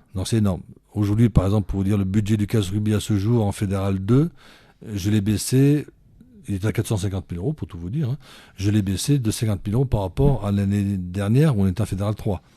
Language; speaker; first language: French; native; French